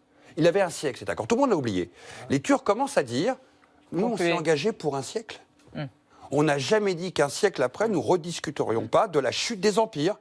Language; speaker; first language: French; native; French